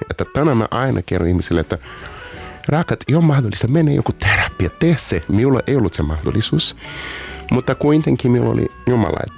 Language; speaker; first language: Finnish; non-native, learner; Portuguese